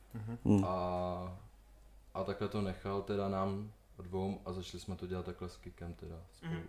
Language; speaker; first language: Czech; early bilingual, other home language; Slovak